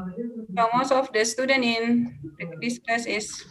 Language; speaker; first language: English; non-native, fluent; Indonesian